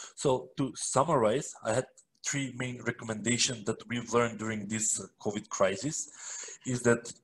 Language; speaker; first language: English; non-native, fluent; Macedonian